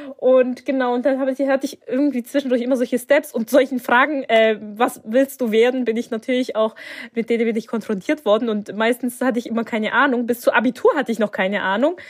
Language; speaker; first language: German; early bilingual, other home language; Turkish